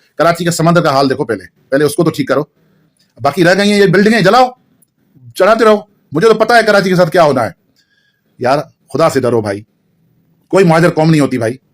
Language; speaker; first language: Urdu; non-native, local second language; Sindhi